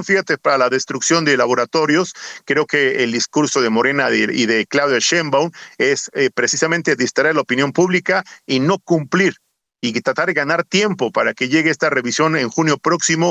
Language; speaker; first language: Spanish; native; Spanish